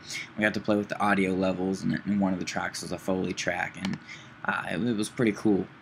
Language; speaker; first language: English; native; English